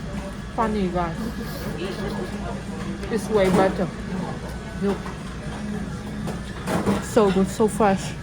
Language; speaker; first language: English; non-native, fluent; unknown